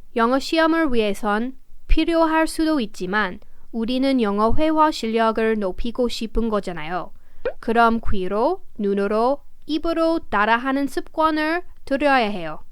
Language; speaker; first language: Korean; non-native, fluent; English